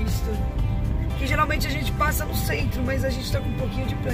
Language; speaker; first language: Portuguese; native; Portuguese